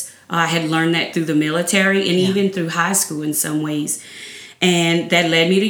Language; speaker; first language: English; native; English